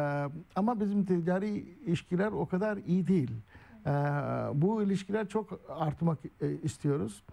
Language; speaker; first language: Turkish; non-native, learner; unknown